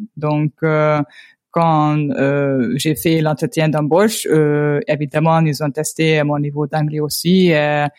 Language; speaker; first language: French; non-native, fluent; Hungarian